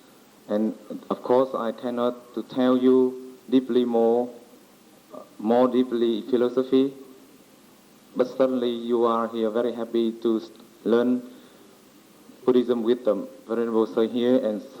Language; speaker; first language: English; non-native, learner; Vietnamese